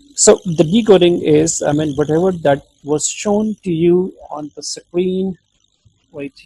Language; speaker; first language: English; non-native, local second language; Urdu